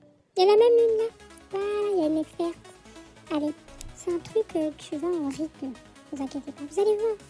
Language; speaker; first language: French; native; French